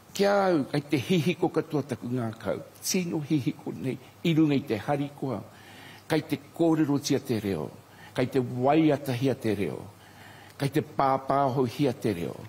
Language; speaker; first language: Māori; native; Māori